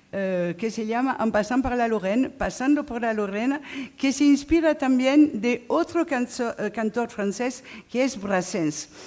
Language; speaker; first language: Spanish; non-native, fluent; French